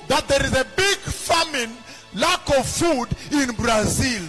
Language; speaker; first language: English; non-native, local second language; Luo (Kenya and Tanzania)